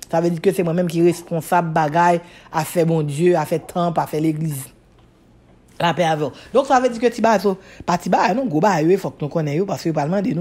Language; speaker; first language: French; non-native, local second language; Haitian Creole